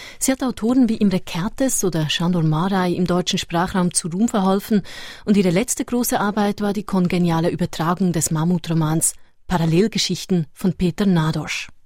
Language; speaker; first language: German; native; German